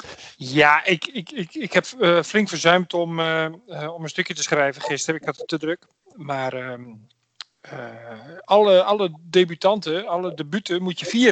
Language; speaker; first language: Dutch; native; Dutch